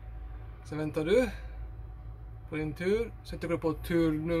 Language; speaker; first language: Swedish; non-native, fluent; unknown